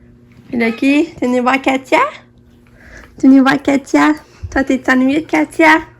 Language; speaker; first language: French; native; French